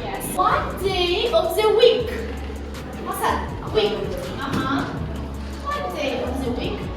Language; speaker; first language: English; non-native, learner; Kazakh